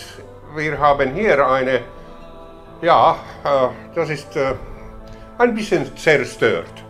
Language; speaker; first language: German; non-native, learner; Finnish